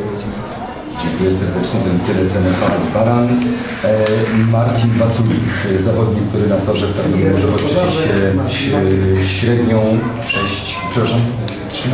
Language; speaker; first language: Polish; native; Polish